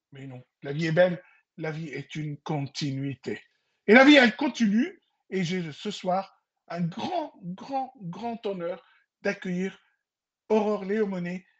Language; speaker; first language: French; non-native, local second language; Arabic